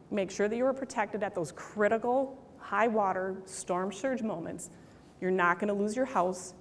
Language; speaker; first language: English; native; English